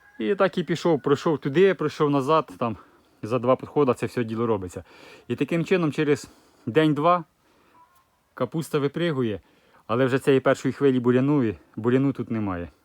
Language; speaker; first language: Ukrainian; native; Ukrainian